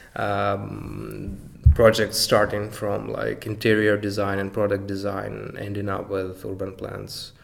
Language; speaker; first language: English; non-native, fluent; Ukrainian